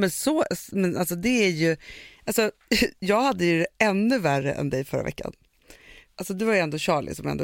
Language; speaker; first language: Swedish; native; Swedish